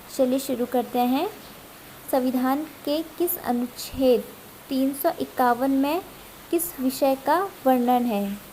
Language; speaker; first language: Hindi; native; Hindi